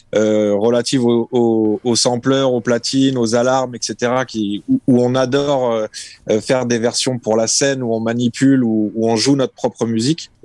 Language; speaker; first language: French; native; French